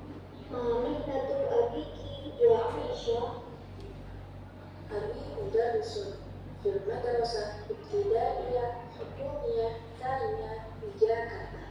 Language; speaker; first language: Arabic; non-native, learner; Indonesian